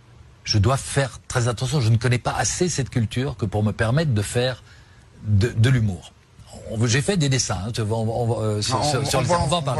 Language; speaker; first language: French; native; French